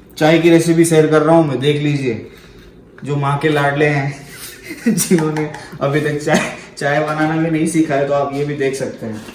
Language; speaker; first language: Hindi; native; Hindi